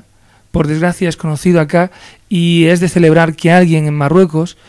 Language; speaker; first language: Spanish; native; Spanish